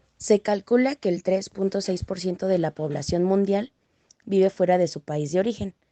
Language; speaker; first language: Spanish; native; Spanish